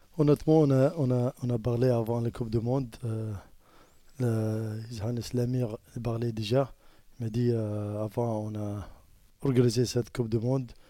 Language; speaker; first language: French; non-native, learner; Arabic